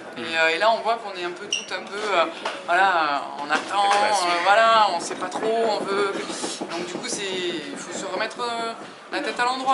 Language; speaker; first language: French; native; French